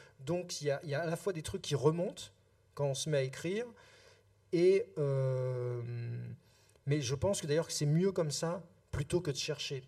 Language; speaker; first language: French; native; French